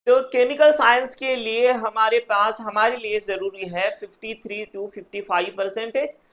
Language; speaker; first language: Hindi; non-native, local second language; Marathi